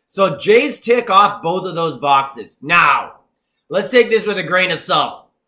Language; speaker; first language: English; native; English